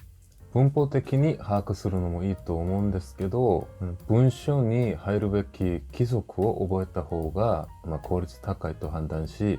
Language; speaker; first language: Japanese; non-native, fluent; Korean